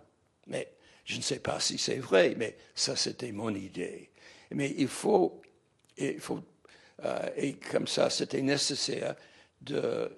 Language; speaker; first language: French; non-native, fluent; English